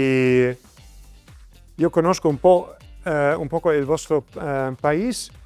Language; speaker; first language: Spanish; non-native, fluent; German